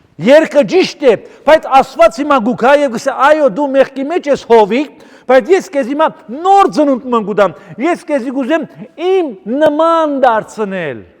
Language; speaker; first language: Armenian; early bilingual, heritage; Armenian